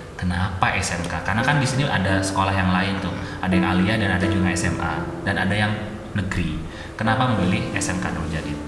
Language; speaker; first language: Indonesian; non-native, local second language; Madurese